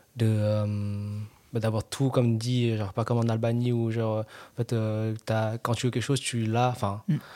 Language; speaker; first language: French; native; French